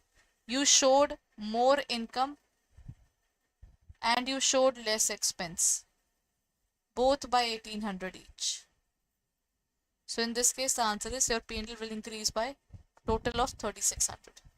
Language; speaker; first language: English; non-native, local second language; Hindi